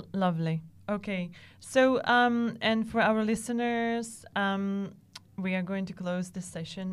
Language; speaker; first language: English; non-native, fluent; Czech